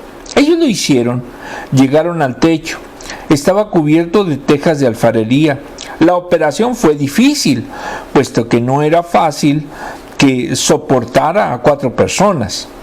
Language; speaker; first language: Spanish; native; Spanish